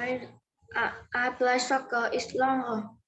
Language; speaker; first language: English; non-native, learner; Vietnamese